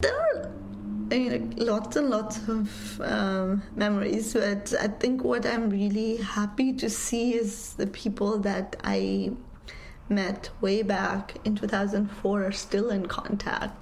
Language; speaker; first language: English; non-native, local second language; Nepali